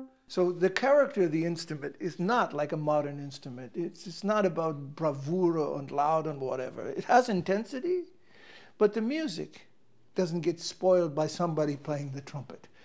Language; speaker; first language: English; native; English